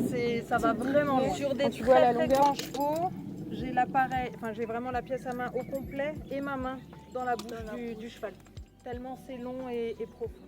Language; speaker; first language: French; native; French